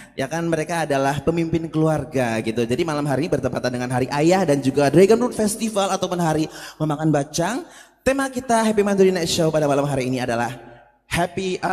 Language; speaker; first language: Indonesian; native; Indonesian